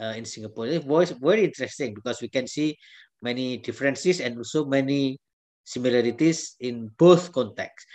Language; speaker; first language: English; non-native, fluent; Indonesian